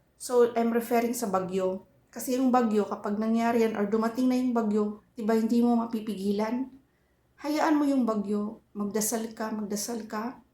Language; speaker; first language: Filipino; native; Filipino